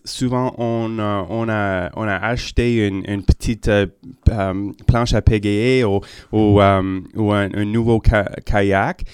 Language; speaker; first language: French; non-native, local second language; English